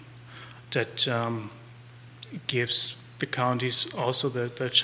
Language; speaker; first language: English; non-native, fluent; German